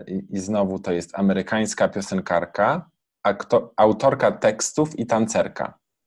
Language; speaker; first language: Polish; native; Polish